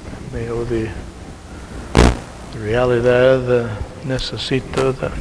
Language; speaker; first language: Spanish; non-native, learner; English